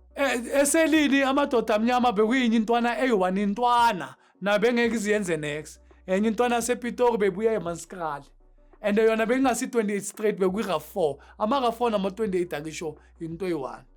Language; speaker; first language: Zulu; native; Zulu